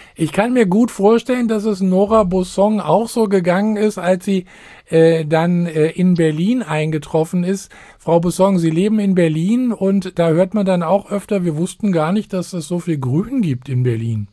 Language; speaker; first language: German; native; German